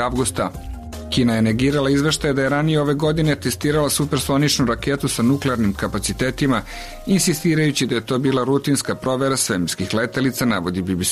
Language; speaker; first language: Croatian; native; Croatian